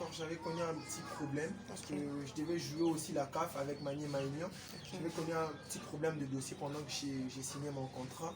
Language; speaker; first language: French; non-native, local second language; Lingala